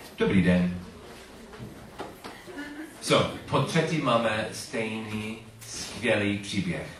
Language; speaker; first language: Czech; non-native, learner; English